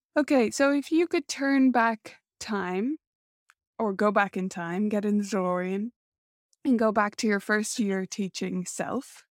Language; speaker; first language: English; native; English